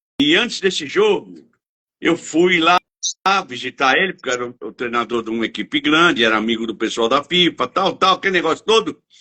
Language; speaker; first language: Portuguese; native; Portuguese